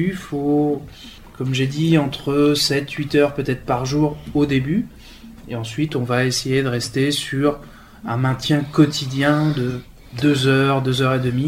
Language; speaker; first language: French; native; French